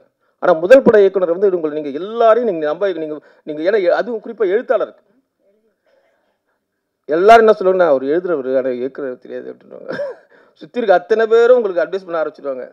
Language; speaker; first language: Tamil; native; Tamil